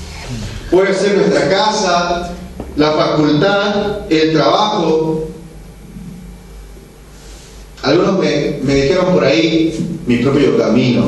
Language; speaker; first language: Spanish; non-native, fluent; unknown